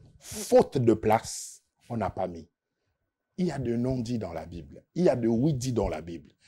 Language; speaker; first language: French; non-native, local second language; Lingala